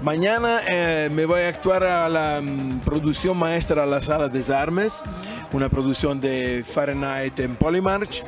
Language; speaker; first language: Spanish; non-native, learner; Italian